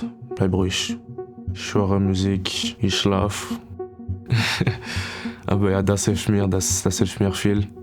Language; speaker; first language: German; non-native, learner; French